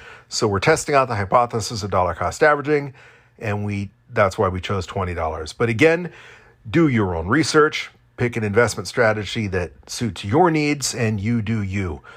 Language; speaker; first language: English; native; English